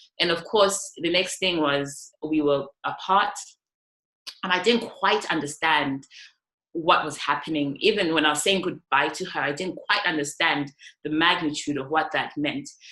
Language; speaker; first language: English; non-native, local second language; North Ndebele